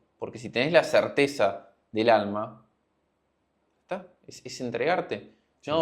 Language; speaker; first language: Spanish; native; Spanish